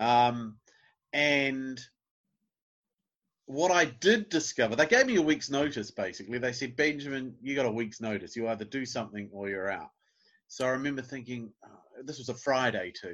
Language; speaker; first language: English; native; English